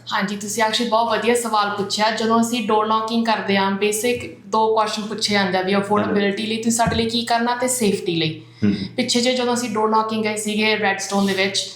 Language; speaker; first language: Punjabi; early bilingual, heritage; Punjabi